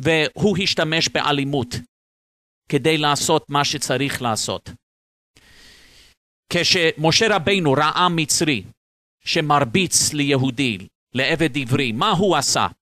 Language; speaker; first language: Hebrew; non-native, fluent; English